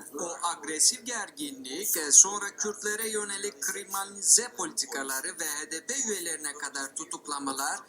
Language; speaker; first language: Turkish; native; Turkish